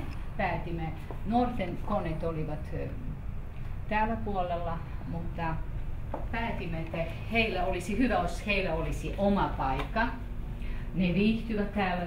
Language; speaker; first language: Finnish; non-native, fluent; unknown